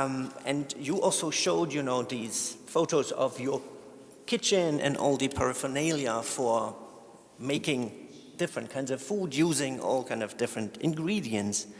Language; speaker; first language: English; non-native, fluent; German